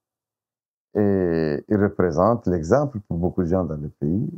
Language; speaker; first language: French; non-native, local second language; Arabic